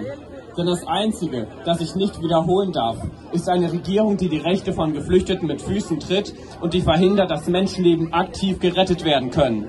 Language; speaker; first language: German; native; German